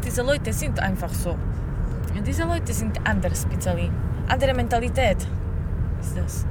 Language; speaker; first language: German; non-native, learner; Slovak